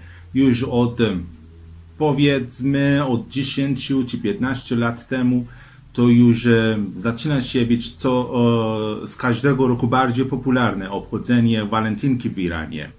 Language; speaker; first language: Polish; non-native, fluent; Persian